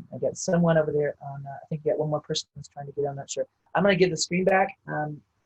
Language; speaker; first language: English; native; English